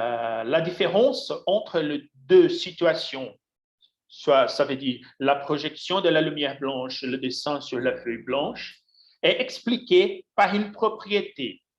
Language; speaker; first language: French; non-native, fluent; Portuguese